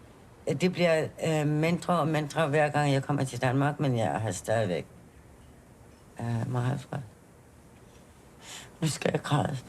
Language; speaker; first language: Danish; non-native, local second language; Kalaallisut